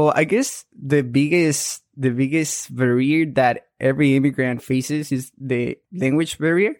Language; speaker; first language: English; non-native, fluent; Spanish